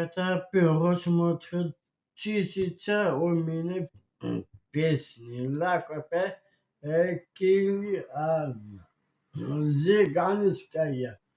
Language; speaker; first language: Russian; non-native, local second language; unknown